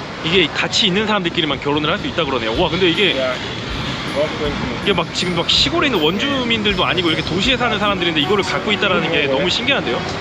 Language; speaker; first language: Korean; native; Korean